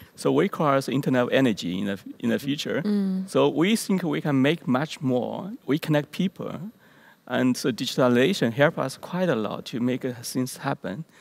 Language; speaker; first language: English; non-native, learner; Chinese